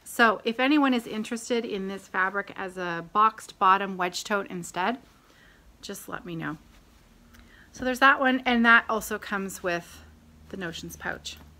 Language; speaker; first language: English; native; English